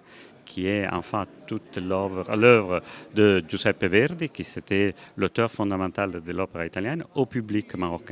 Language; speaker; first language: French; non-native, fluent; Italian